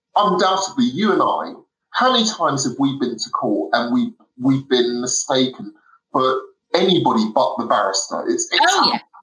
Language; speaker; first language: English; native; English